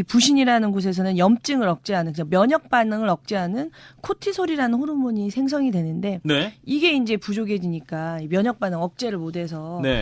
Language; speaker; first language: Korean; native; Korean